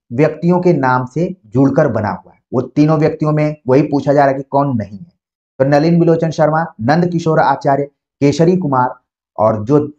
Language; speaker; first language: Hindi; native; Hindi